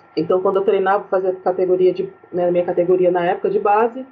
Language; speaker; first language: Portuguese; native; Portuguese